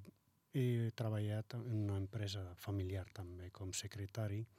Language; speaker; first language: Catalan; non-native, learner; Arabic